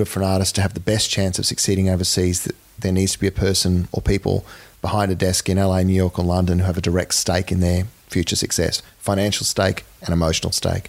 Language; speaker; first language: English; native; English